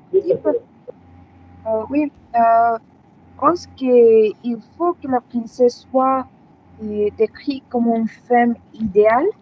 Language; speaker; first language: French; non-native, learner; Spanish